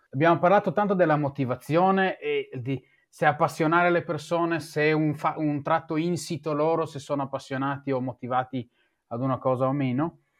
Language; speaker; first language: Italian; non-native, fluent; Hebrew